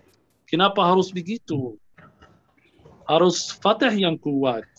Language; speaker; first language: Indonesian; non-native, fluent; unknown